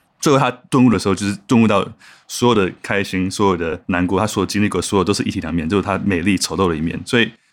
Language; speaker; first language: Chinese; native; Chinese